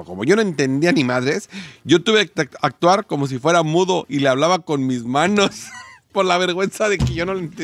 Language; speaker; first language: Spanish; native; Spanish